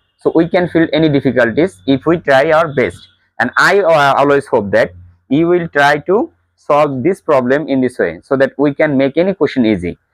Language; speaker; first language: English; non-native, local second language; Bangla